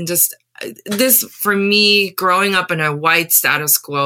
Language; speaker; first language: English; non-native, local second language; Afrikaans